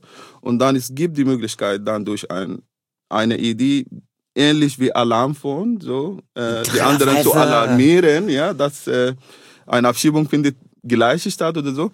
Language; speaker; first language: German; non-native, fluent; Arabic